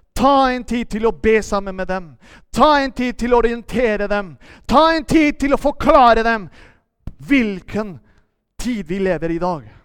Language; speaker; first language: Norwegian; non-native, fluent; Spanish